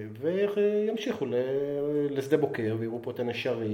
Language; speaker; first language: Hebrew; native; Hebrew